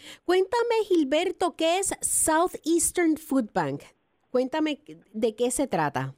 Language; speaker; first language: Spanish; native; Spanish